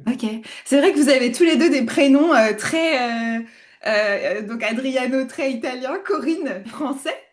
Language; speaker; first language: French; native; French